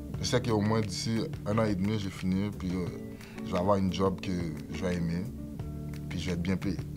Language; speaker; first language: French; non-native, local second language; English